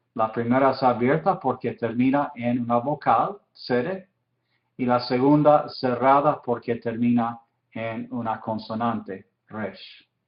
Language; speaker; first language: Spanish; non-native, fluent; English